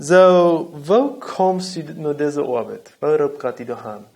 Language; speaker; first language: German; non-native, local second language; Low German